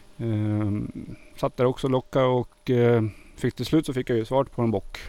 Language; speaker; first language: Swedish; native; Swedish